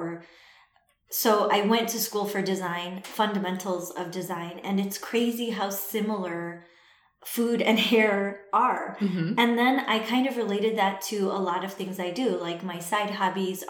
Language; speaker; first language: English; early bilingual, other home language; Assyrian Neo-Aramaic